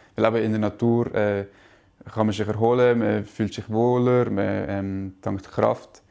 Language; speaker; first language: German; native; German